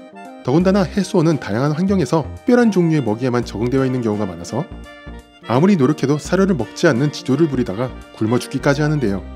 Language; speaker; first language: Korean; native; Korean